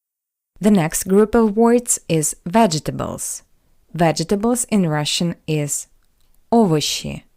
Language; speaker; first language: English; non-native, fluent; Russian